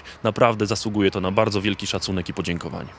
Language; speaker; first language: Polish; native; Polish